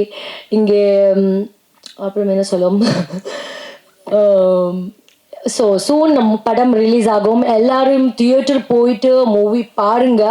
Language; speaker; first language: Tamil; non-native, learner; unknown